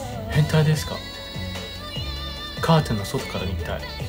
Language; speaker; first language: Japanese; non-native, fluent; Chinese